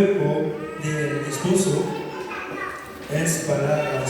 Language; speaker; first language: Spanish; non-native, fluent; Haitian Creole